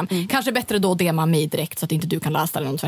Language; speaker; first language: Swedish; native; Swedish